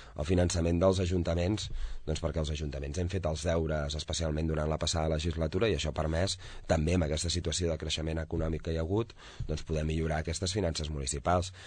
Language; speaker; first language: Catalan; native; Catalan